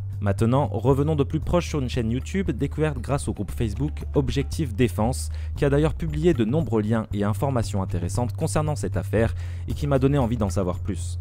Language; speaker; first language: French; native; French